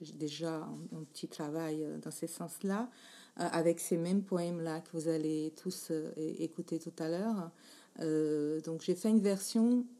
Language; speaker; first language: French; non-native, fluent; Portuguese